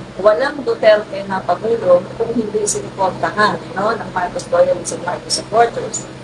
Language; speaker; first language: Filipino; non-native, local second language; Cebuano